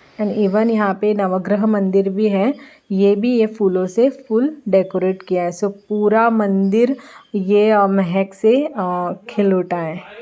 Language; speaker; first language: Hindi; non-native, local second language; Konkani